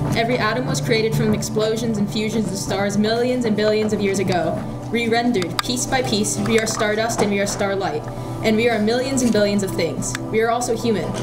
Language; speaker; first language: English; native; English